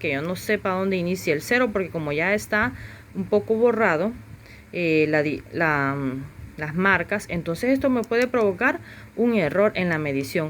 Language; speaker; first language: Spanish; native; Spanish